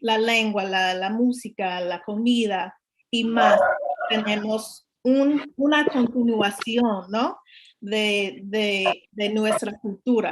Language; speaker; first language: Spanish; non-native, learner; English